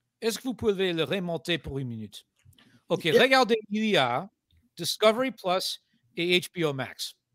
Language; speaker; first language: French; non-native, fluent; English